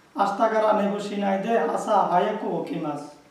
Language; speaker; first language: Japanese; non-native, fluent; Bangla